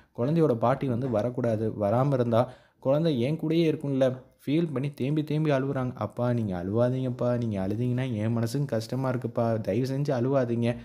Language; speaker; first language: Tamil; native; Tamil